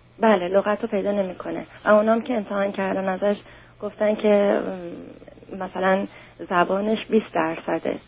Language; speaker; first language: Persian; native; Persian